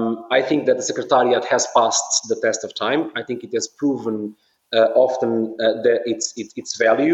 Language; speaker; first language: English; non-native, fluent; Portuguese